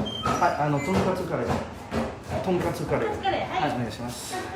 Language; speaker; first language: Japanese; non-native, learner; French